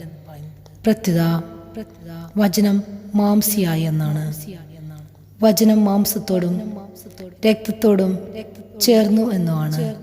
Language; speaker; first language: Malayalam; native; Malayalam